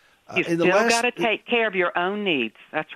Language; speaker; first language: English; native; English